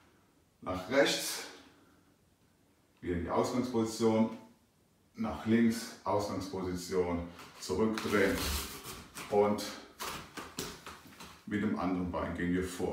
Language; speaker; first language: German; native; German